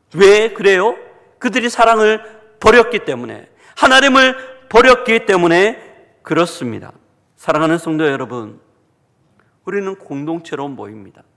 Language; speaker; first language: Korean; native; Korean